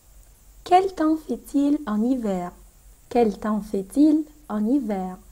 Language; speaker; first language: French; non-native, fluent; Arabic